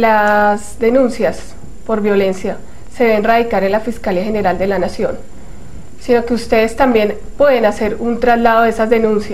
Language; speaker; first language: Spanish; native; Spanish